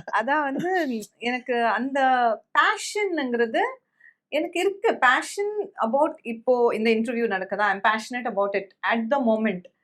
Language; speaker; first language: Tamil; non-native, local second language; Kannada